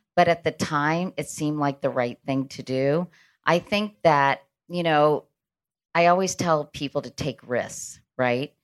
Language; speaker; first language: English; native; English